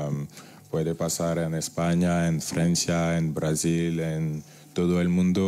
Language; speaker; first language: Spanish; non-native, fluent; French